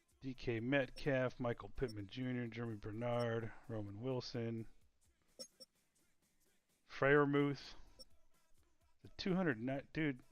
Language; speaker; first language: English; native; English